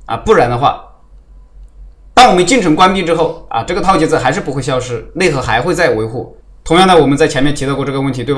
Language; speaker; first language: Chinese; native; Chinese